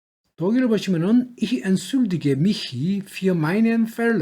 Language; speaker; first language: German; non-native, learner; Korean